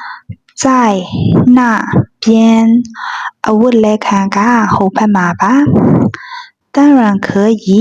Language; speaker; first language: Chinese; non-native, fluent; Burmese